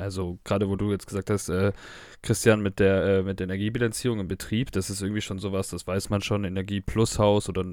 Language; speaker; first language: German; native; German